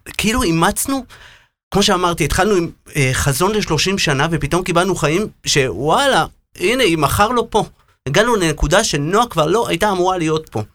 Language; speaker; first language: Hebrew; native; Hebrew